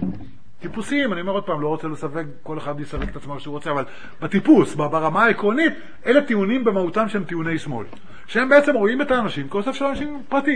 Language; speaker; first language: Hebrew; native; Hebrew